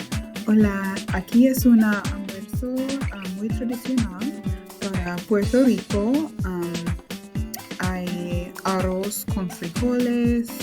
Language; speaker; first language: Spanish; non-native, learner; English